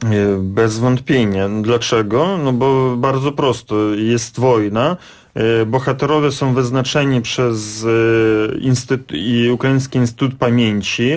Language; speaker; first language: Polish; non-native, fluent; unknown